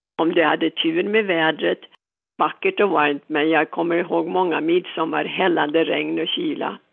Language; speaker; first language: Swedish; native; Swedish